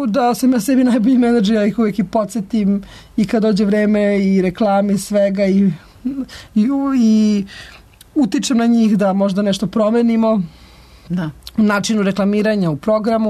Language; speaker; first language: Serbian; native; Serbian